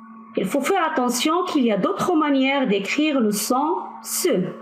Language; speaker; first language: French; non-native, local second language; Arabic